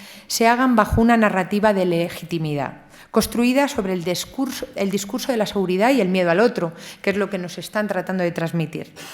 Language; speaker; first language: Spanish; native; Spanish